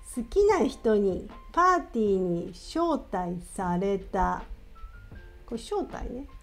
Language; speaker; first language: Japanese; native; Japanese